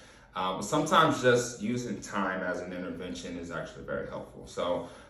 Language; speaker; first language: English; native; English